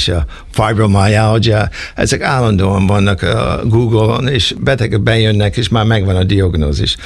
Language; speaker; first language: Hungarian; early bilingual, heritage; Hungarian